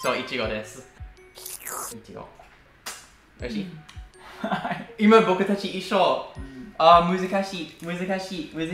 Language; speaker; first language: Japanese; non-native, learner; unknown